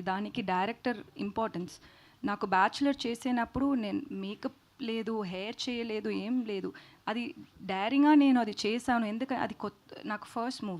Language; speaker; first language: Telugu; non-native, learner; Tamil